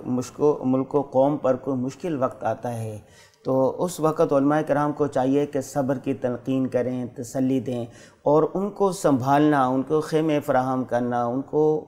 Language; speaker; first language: Urdu; non-native, local second language; Saraiki